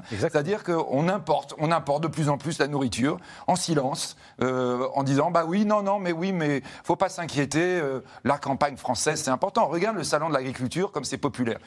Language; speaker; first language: French; native; French